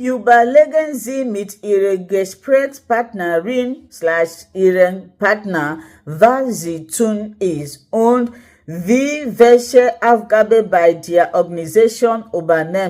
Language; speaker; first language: German; non-native, learner; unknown